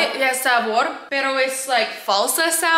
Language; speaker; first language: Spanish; non-native, learner; English